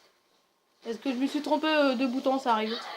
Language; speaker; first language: French; native; French